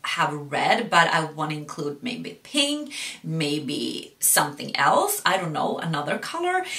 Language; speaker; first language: English; non-native, fluent; Swedish